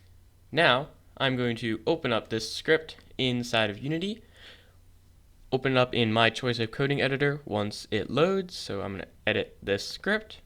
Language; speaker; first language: English; native; English